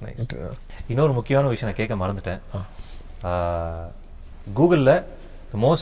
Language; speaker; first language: Tamil; native; Tamil